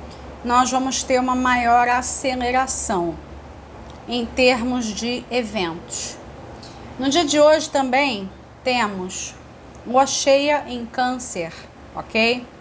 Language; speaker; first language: Portuguese; native; Portuguese